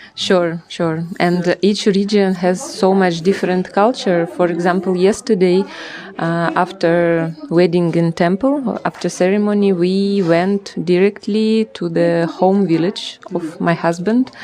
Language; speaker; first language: English; non-native, fluent; Russian